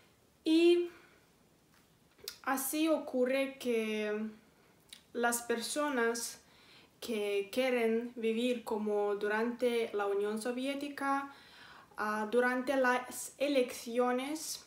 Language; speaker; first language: Spanish; non-native, fluent; Romanian